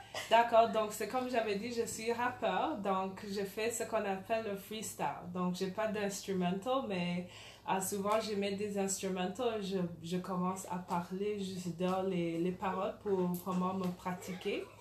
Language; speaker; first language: French; early bilingual, other home language; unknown